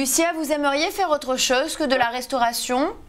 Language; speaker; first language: French; native; French